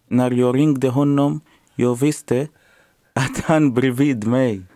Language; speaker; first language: Swedish; non-native, learner; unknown